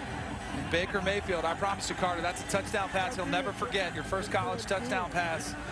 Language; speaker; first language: English; native; English